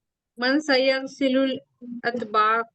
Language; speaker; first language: Arabic; non-native, learner; Urdu